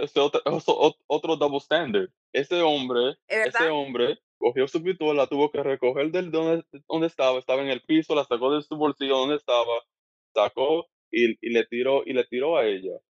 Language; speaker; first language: Spanish; early bilingual, heritage; Spanish